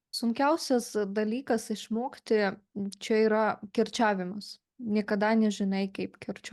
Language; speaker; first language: Lithuanian; non-native, fluent; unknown